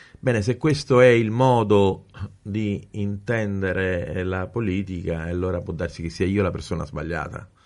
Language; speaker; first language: Italian; native; Italian